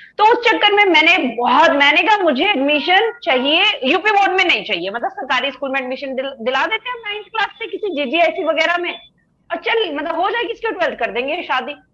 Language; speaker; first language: Hindi; native; Hindi